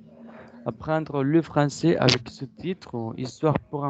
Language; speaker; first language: French; non-native, fluent; Spanish